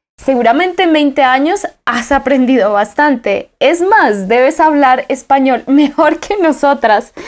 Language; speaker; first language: Spanish; native; Spanish